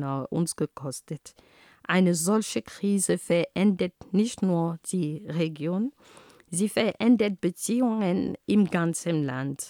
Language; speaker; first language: German; non-native, fluent; Ghomala